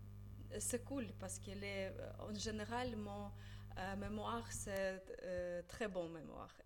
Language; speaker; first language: French; non-native, learner; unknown